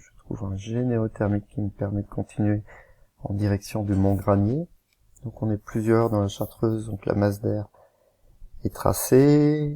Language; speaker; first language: French; native; French